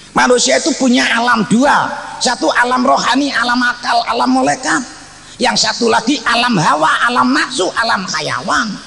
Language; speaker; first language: Indonesian; non-native, local second language; Javanese